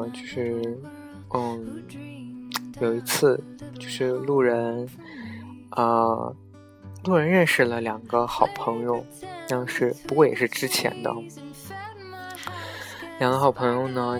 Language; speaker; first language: Chinese; native; Chinese